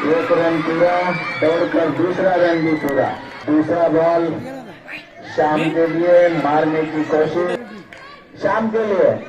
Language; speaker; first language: Hindi; non-native, local second language; Marathi